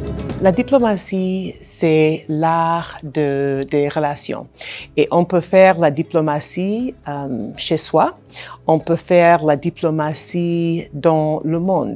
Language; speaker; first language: French; non-native, fluent; English